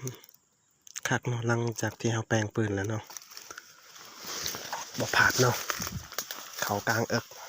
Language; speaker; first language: Thai; non-native, local second language; Northeastern Thai